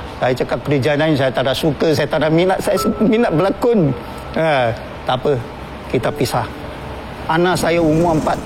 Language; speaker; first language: Malay; non-native, local second language; Chinese